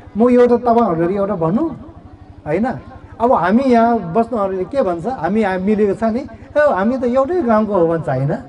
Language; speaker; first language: Nepali; non-native, local second language; Tibetan